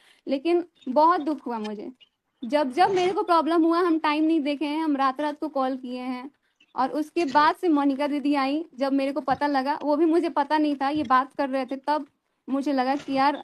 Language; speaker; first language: Hindi; native; Hindi